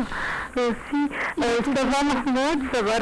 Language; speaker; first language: French; non-native, learner; Arabic